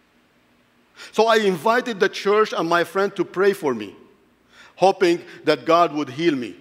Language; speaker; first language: English; non-native, fluent; Arabic